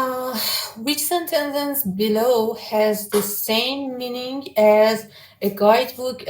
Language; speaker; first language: English; non-native, learner; Persian